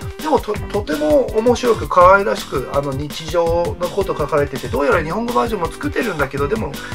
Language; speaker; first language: Japanese; non-native, fluent; English